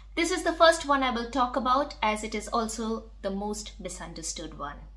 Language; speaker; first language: English; non-native, local second language; Bangla